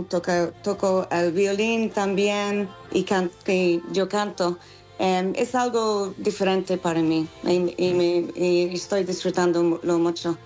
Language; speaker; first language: Spanish; non-native, fluent; English